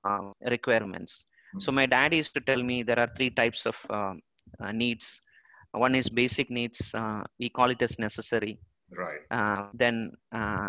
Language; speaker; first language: English; non-native, local second language; Malayalam